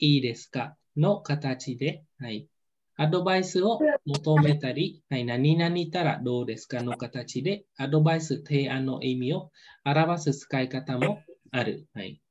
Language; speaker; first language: Japanese; non-native, fluent; Khmer